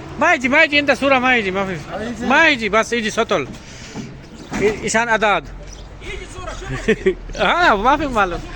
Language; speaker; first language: Arabic; non-native, learner; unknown